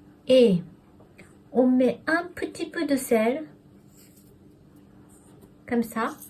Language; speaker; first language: French; non-native, learner; Japanese